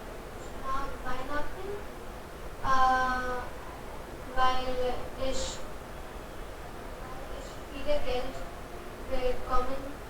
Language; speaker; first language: German; non-native, learner; Hindi